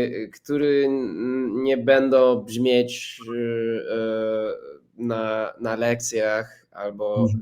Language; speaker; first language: Polish; non-native, fluent; English